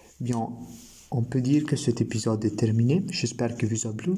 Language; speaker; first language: French; non-native, learner; Italian